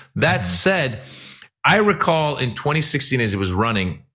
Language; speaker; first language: English; non-native, fluent; Persian